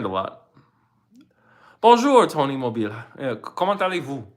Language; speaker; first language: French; non-native, learner; English